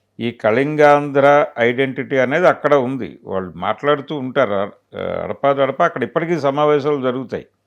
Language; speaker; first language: Telugu; native; Telugu